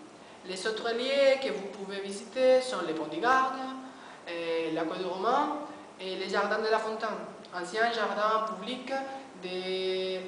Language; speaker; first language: French; non-native, learner; Spanish